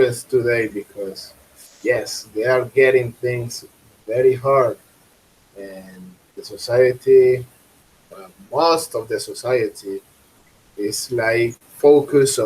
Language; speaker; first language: English; non-native, fluent; Spanish